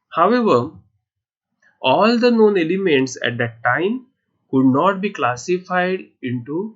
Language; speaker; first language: English; non-native, local second language; Marathi